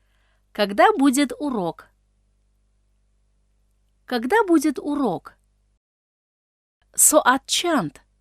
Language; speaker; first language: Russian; non-native, fluent; Tajik